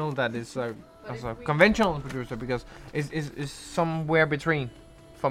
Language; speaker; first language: English; non-native, fluent; Danish